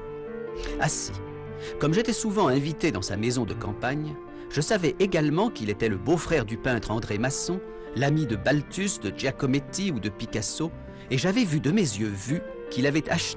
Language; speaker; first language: French; native; French